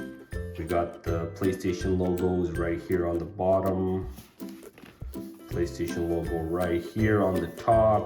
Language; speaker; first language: English; native; English